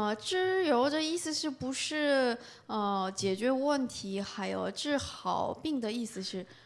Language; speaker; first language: Chinese; non-native, fluent; Korean